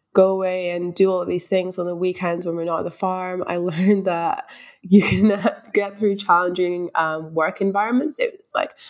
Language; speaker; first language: English; native; English